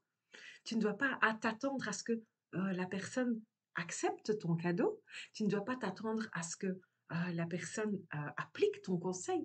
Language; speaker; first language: French; native; French